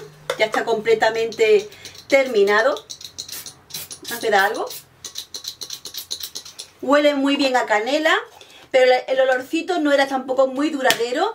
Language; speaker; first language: Spanish; native; Spanish